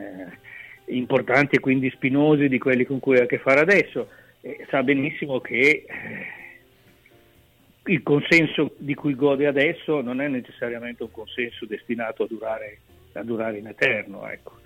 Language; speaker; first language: Italian; native; Italian